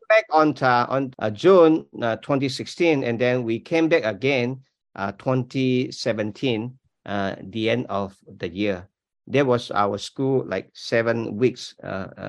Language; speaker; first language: English; non-native, local second language; Min Nan Chinese